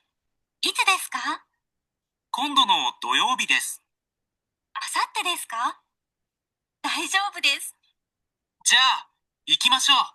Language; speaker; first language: Japanese; non-native, learner; Sinhala